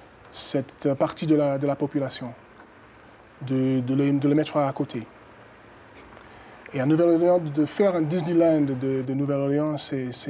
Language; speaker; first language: French; non-native, fluent; English